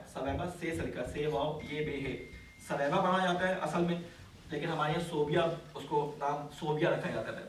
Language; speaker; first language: Urdu; native; Urdu